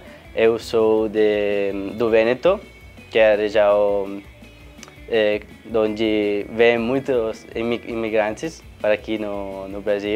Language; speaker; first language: Portuguese; non-native, fluent; Italian